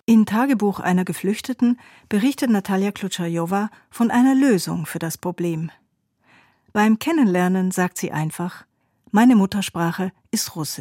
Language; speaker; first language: German; native; German